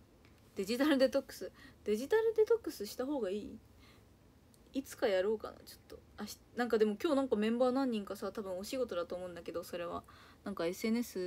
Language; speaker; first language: Japanese; native; Japanese